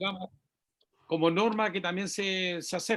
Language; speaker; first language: Spanish; native; Spanish